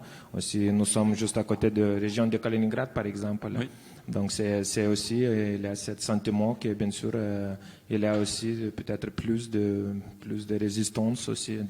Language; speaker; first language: French; non-native, fluent; Lithuanian